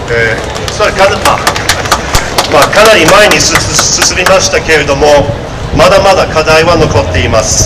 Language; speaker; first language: Japanese; non-native, fluent; English